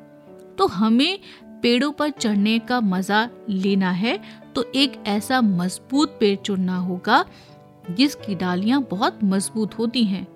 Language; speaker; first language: Hindi; native; Hindi